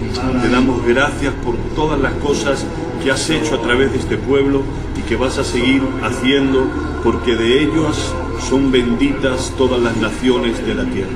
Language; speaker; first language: Spanish; native; Spanish